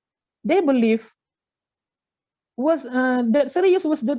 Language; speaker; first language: English; non-native, fluent; Indonesian